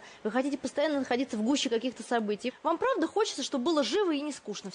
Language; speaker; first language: Russian; native; Russian